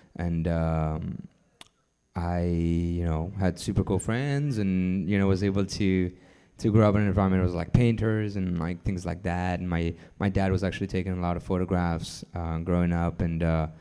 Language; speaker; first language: English; non-native, fluent; French